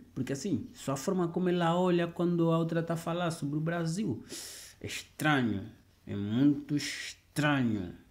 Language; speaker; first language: Portuguese; native; Portuguese